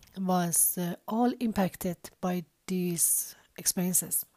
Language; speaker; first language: English; non-native, fluent; Persian